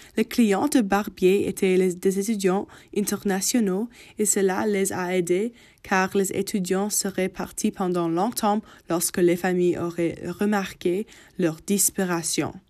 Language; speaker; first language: French; non-native, learner; English